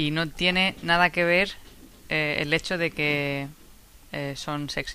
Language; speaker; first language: Spanish; non-native, fluent; English